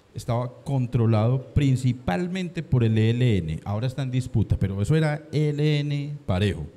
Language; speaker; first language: Spanish; native; Spanish